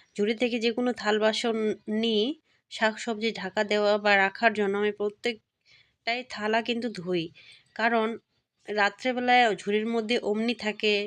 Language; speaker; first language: Bangla; non-native, local second language; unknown